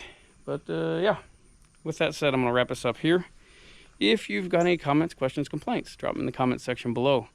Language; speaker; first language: English; native; English